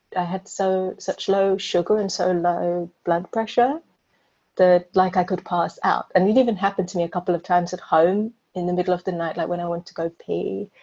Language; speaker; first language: English; native; English